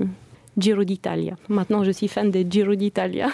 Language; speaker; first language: French; non-native, fluent; Bulgarian